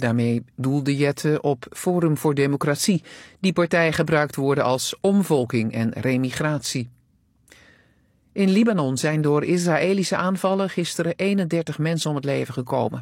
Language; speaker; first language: Dutch; native; Dutch